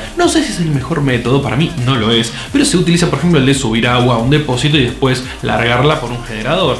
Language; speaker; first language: Spanish; native; Spanish